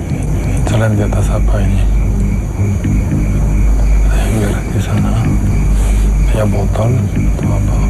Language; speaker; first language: Indonesian; non-native, fluent; English